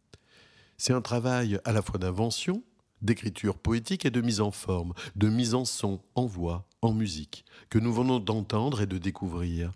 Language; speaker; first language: French; native; French